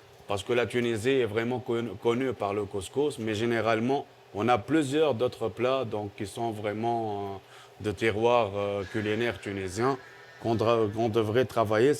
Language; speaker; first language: French; non-native, local second language; Arabic